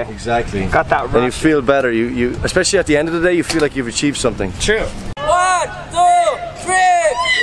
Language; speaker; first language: English; native; English